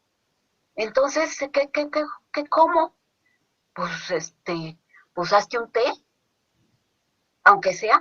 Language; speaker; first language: Spanish; native; Spanish